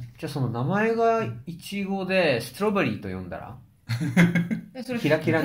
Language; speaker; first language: Japanese; native; Japanese